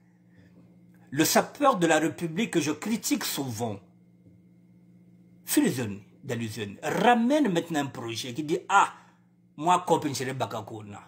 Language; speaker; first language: French; non-native, local second language; Lingala